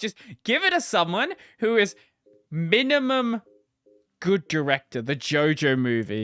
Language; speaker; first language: English; native; English